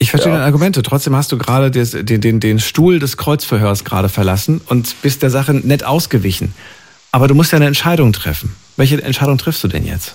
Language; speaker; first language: German; native; German